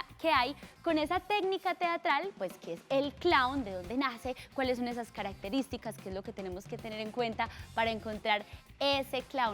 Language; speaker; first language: Spanish; native; Spanish